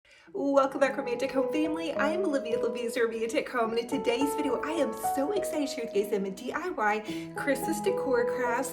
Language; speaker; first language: English; native; English